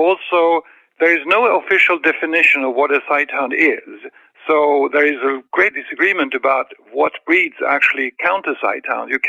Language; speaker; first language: English; non-native, fluent; Swedish